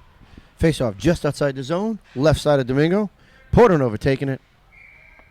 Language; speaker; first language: English; native; English